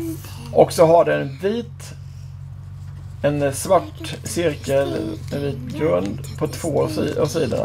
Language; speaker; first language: Swedish; native; Swedish